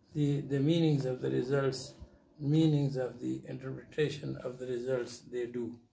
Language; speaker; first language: English; non-native, local second language; Urdu